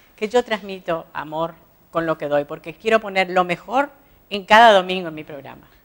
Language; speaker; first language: Spanish; native; Spanish